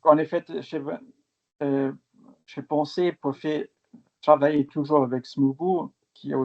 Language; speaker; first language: French; non-native, fluent; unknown